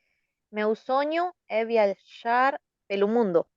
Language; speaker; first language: Portuguese; non-native, learner; Spanish